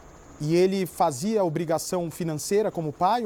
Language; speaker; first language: Portuguese; native; Portuguese